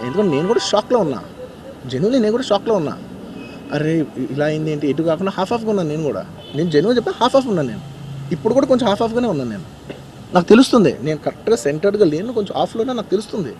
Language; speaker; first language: Telugu; native; Telugu